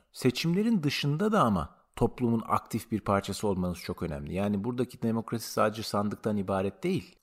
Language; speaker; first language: Turkish; native; Turkish